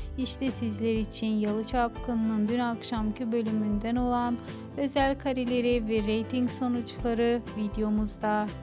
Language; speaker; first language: Turkish; native; Turkish